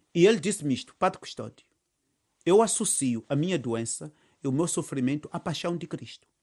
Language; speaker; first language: Portuguese; non-native, local second language; Tsonga